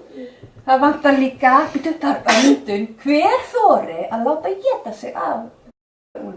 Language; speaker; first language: Icelandic; non-native, fluent; Danish